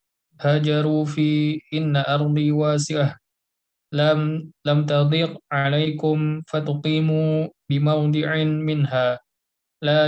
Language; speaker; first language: Arabic; non-native, learner; Indonesian